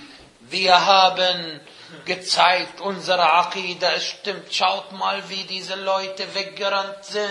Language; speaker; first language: German; non-native, fluent; Arabic